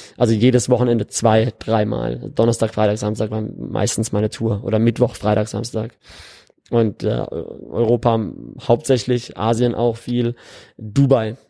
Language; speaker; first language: German; native; German